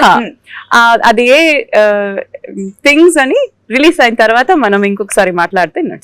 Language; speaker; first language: Telugu; non-native, fluent; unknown